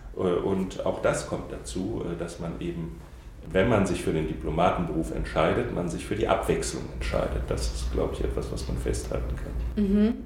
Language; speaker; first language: German; native; German